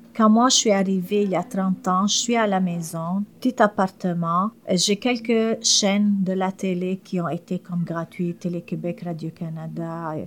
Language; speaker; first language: French; non-native, fluent; Arabic